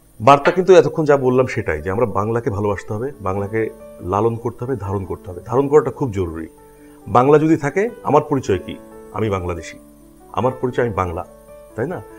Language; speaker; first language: Bangla; native; Bangla